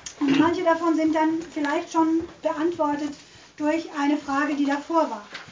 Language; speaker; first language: German; native; German